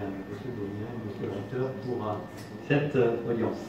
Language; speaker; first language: French; native; French